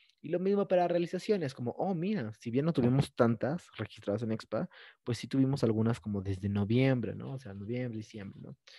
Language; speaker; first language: Spanish; native; Spanish